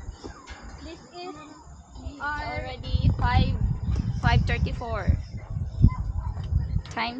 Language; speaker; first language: English; non-native, local second language; Cebuano